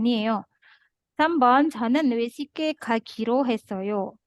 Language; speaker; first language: Korean; non-native, learner; Indonesian